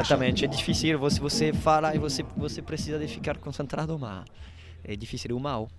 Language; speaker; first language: Portuguese; non-native, learner; French